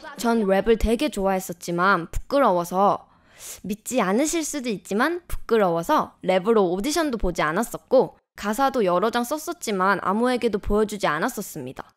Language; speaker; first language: Korean; native; Korean